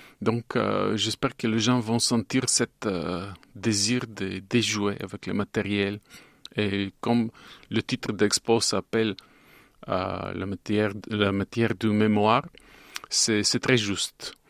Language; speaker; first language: French; non-native, fluent; Bulgarian